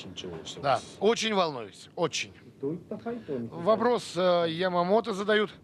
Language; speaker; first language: Russian; native; Russian